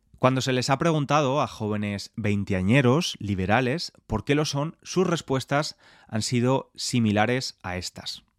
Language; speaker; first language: Spanish; native; Spanish